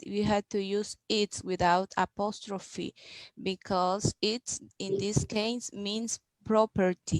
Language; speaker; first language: English; non-native, learner; Spanish